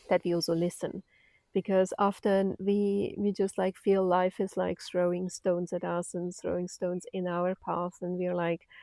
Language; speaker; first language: English; non-native, fluent; German